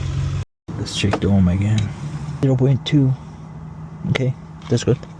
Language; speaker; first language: English; non-native, fluent; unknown